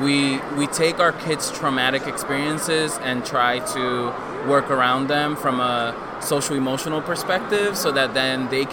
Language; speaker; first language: English; early bilingual, other home language; Spanish